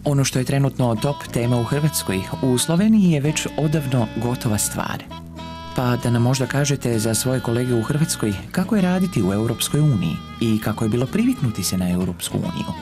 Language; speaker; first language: Croatian; native; Croatian